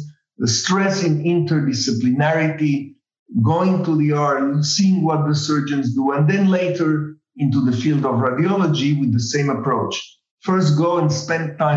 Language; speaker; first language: English; non-native, fluent; Spanish